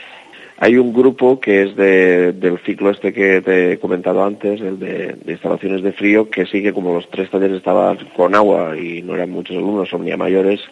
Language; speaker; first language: Spanish; native; Spanish